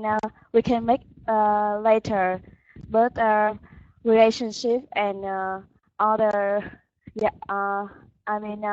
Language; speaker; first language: English; non-native, learner; Vietnamese